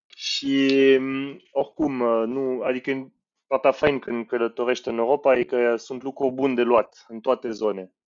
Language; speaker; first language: Romanian; non-native, fluent; French